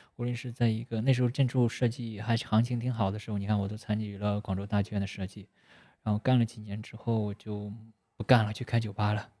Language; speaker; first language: Chinese; native; Chinese